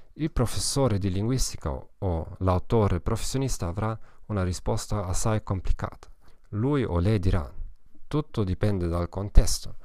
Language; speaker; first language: Italian; non-native, learner; German